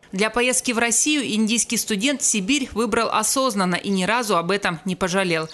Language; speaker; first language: Russian; native; Russian